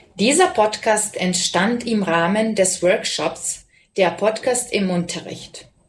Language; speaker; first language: German; non-native, fluent; Serbian